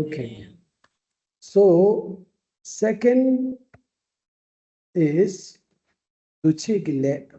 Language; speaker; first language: English; non-native, local second language; Tibetan